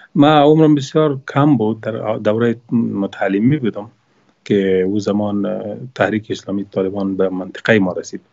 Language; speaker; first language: Persian; native; Persian